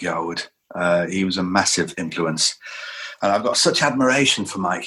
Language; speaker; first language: English; native; English